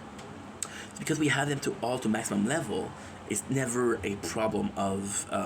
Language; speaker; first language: English; native; English